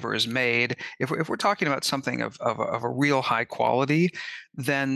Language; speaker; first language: English; native; English